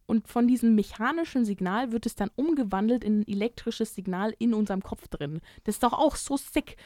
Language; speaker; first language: German; native; German